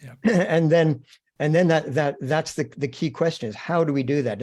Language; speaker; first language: English; native; English